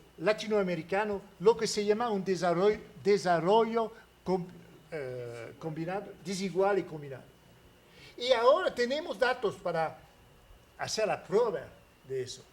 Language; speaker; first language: Spanish; non-native, fluent; French